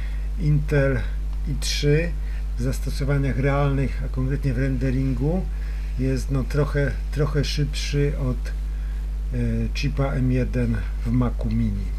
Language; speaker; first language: Polish; native; Polish